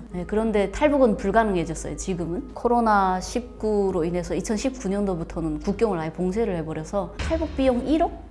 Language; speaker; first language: Korean; native; Korean